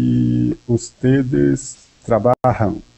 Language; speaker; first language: Spanish; non-native, learner; Portuguese